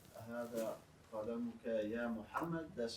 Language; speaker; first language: Arabic; non-native, learner; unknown